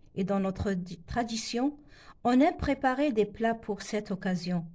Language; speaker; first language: French; non-native, local second language; Arabic